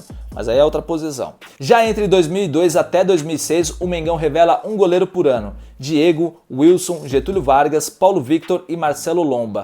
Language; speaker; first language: Portuguese; native; Portuguese